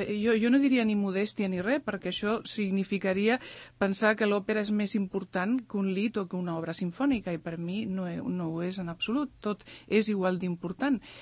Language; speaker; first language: Catalan; early bilingual, other home language; Spanish